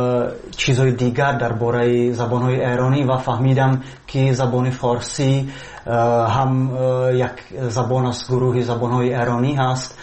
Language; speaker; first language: Persian; non-native, learner; Czech